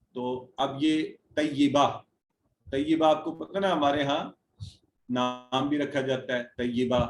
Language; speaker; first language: Urdu; native; Urdu